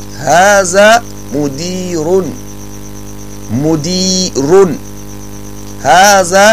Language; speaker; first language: Arabic; non-native, fluent; Hausa